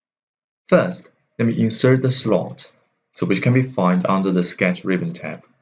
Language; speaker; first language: English; non-native, fluent; Chinese